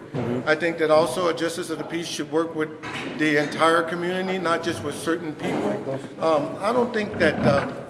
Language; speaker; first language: English; native; English